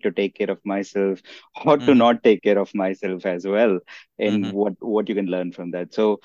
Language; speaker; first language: English; non-native, local second language; Tamil